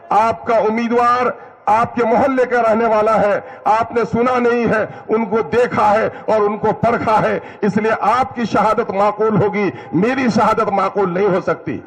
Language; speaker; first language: Urdu; native; Urdu